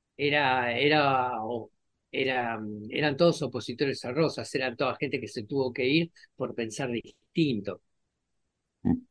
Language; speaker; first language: Spanish; native; Spanish